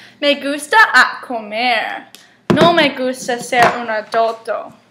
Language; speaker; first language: Spanish; non-native, learner; English